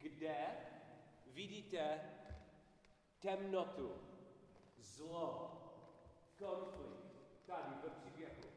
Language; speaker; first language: Czech; non-native, learner; English